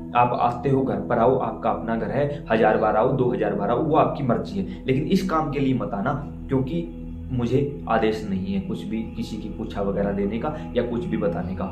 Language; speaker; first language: Hindi; native; Hindi